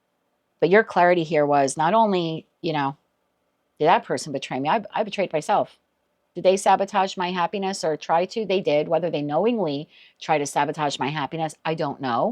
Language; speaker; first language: English; native; English